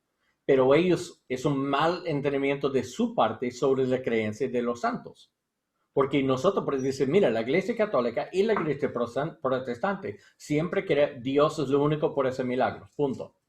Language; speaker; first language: Spanish; non-native, learner; English